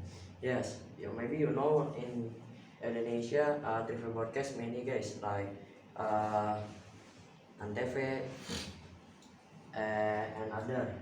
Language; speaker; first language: English; non-native, learner; Indonesian